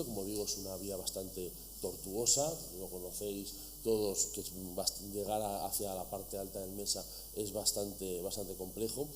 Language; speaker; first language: Spanish; native; Spanish